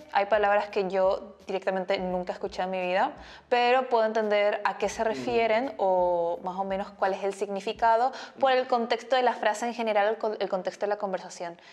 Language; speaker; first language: Spanish; native; Spanish